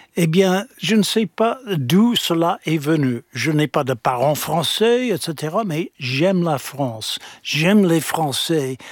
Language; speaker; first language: French; non-native, fluent; English